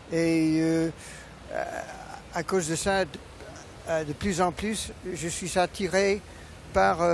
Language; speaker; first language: French; non-native, fluent; English